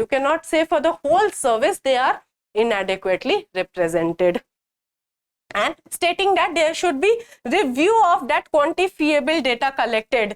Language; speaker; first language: English; non-native, local second language; Hindi